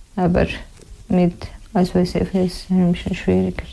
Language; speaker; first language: German; non-native, learner; Persian